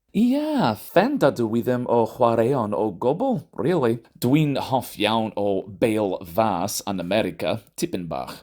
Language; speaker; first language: Welsh; non-native, fluent; English